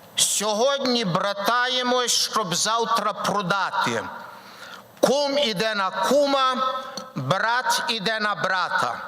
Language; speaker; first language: Ukrainian; early bilingual, heritage; Ukrainian